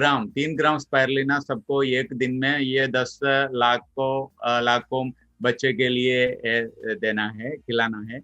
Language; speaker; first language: Hindi; non-native, local second language; Malayalam